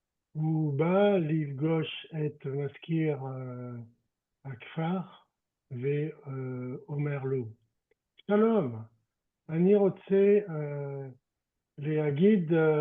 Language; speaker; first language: Hebrew; non-native, learner; French